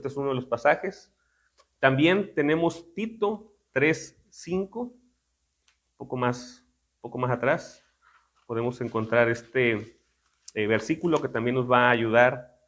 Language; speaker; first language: Spanish; native; Spanish